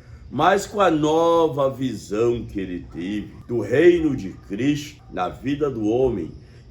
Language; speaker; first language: Portuguese; native; Portuguese